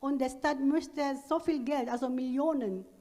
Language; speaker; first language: German; non-native, learner; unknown